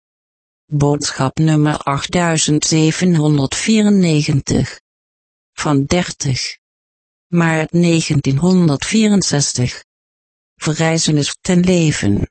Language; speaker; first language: Dutch; native; Dutch